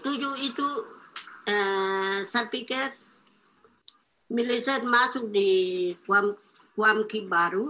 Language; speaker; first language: Indonesian; non-native, local second language; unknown